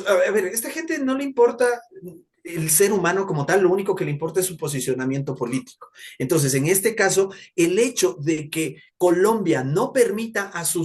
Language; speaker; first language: Spanish; native; Spanish